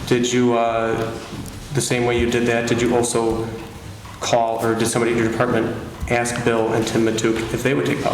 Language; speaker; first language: English; native; English